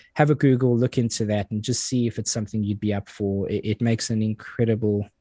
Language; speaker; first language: English; native; English